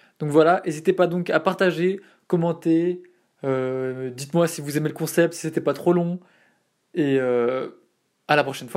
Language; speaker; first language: French; native; French